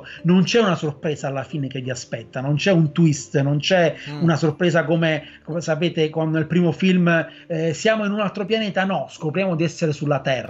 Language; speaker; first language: Italian; native; Italian